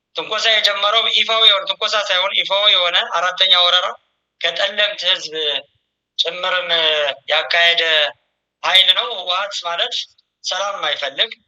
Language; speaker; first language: Amharic; native; Amharic